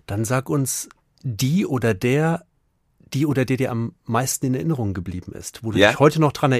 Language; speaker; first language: German; native; German